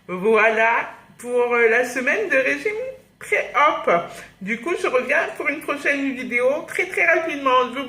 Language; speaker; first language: French; native; French